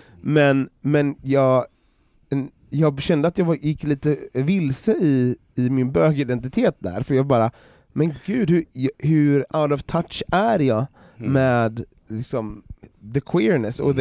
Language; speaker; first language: Swedish; native; Swedish